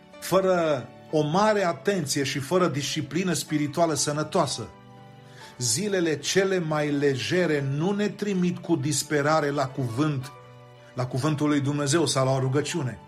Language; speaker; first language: Romanian; native; Romanian